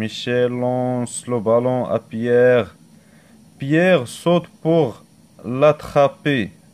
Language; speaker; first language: French; non-native, local second language; Arabic